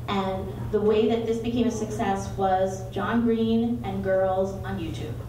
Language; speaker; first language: English; native; English